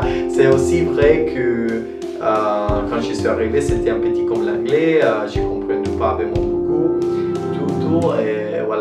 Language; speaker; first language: French; non-native, learner; Italian